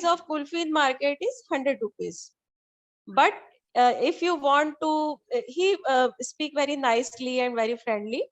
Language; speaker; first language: English; non-native, learner; Hindi